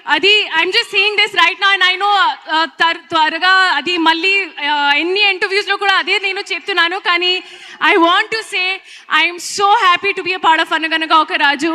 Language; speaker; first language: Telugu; non-native, learner; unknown